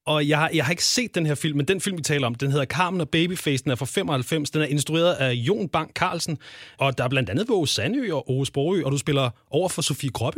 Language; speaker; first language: Danish; native; Danish